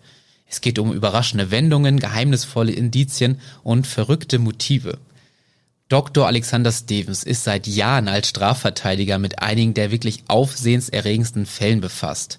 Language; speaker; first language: German; native; German